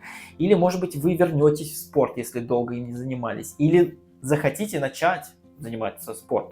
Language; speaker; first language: Russian; native; Russian